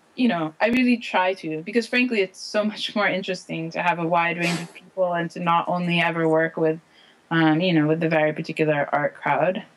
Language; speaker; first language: English; native; English